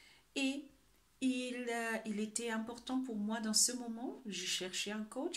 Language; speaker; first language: French; non-native, fluent; Spanish